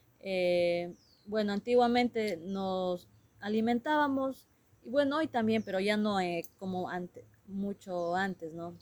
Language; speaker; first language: Spanish; non-native, local second language; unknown